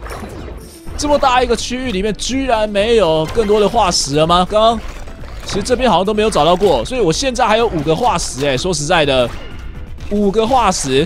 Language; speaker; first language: Chinese; native; Chinese